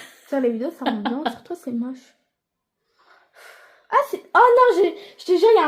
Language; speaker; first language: French; native; French